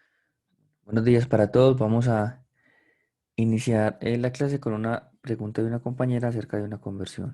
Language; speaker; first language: Spanish; native; Spanish